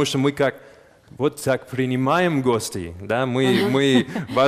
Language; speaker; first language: Russian; non-native, fluent; English